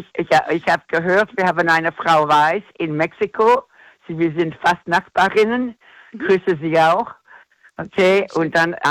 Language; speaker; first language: German; non-native, fluent; English